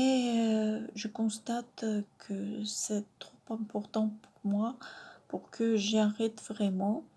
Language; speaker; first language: French; non-native, fluent; Russian